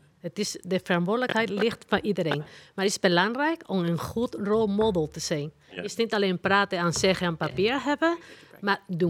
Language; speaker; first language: Dutch; non-native, learner; Spanish